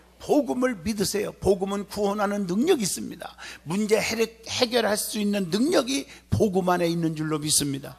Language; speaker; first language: Korean; native; Korean